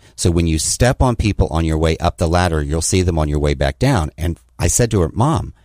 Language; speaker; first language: English; native; English